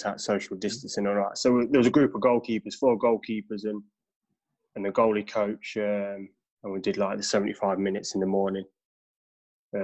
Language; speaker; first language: English; native; English